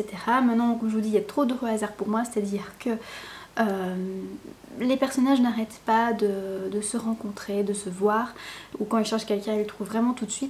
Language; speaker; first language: French; native; French